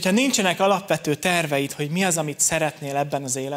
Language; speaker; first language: Hungarian; native; Hungarian